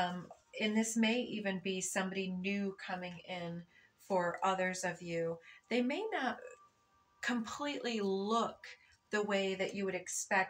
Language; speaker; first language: English; native; English